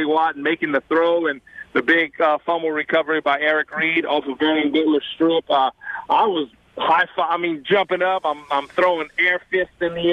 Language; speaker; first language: English; native; English